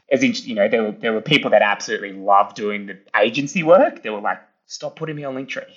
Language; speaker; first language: English; early bilingual, other home language; Italian